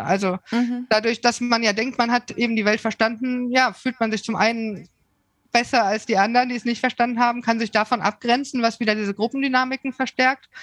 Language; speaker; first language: German; native; German